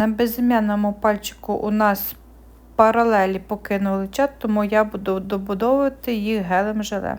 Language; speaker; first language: Ukrainian; native; Ukrainian